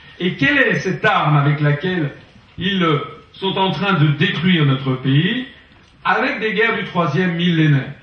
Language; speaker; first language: French; native; French